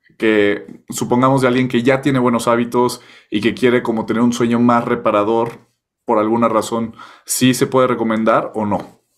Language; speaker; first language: Spanish; native; Spanish